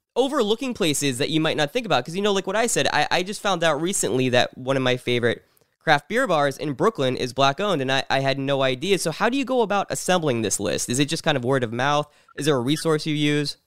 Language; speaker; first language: English; native; English